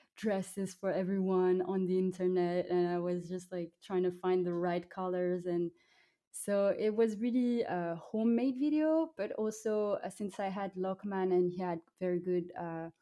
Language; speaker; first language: English; non-native, fluent; French